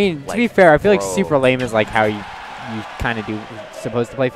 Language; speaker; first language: English; native; English